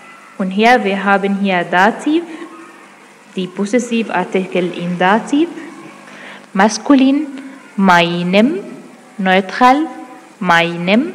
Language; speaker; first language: German; non-native, fluent; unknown